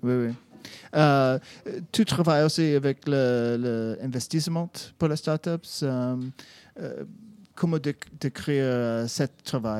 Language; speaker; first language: French; non-native, learner; English